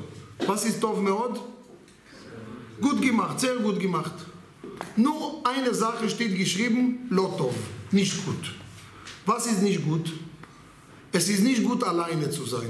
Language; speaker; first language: German; non-native, learner; Hebrew